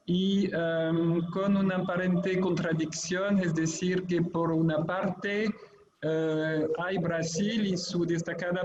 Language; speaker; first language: Spanish; non-native, fluent; French